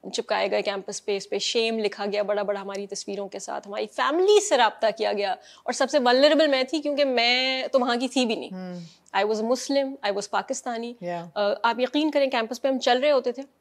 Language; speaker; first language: Urdu; native; Urdu